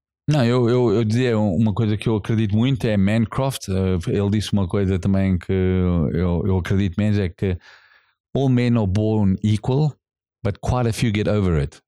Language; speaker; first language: Portuguese; non-native, fluent; English